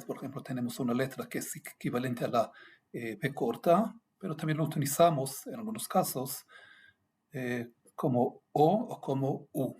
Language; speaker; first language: Spanish; non-native, fluent; Hebrew